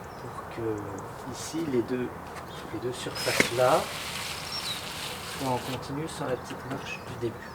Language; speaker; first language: French; native; French